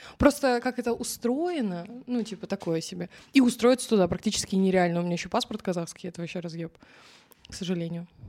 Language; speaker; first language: Russian; native; Russian